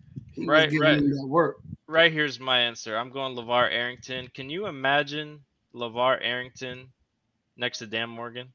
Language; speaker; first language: English; native; English